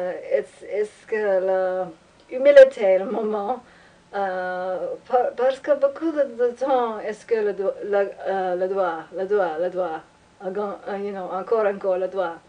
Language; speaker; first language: French; non-native, learner; English